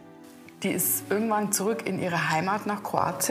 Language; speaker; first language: German; native; German